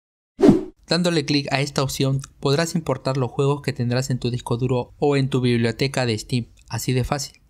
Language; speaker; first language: Spanish; native; Spanish